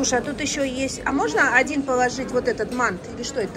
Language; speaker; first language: Russian; native; Russian